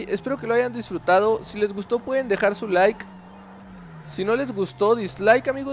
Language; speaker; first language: Spanish; native; Spanish